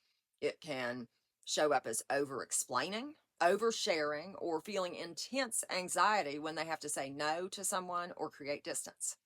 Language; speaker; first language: English; native; English